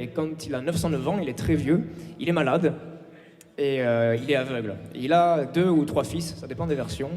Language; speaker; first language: French; native; French